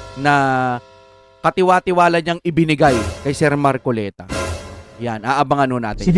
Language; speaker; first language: Filipino; native; Filipino